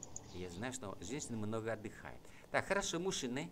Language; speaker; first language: Russian; non-native, fluent; Vietnamese